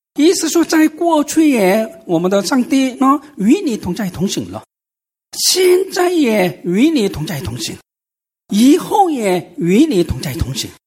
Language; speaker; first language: Chinese; non-native, fluent; Korean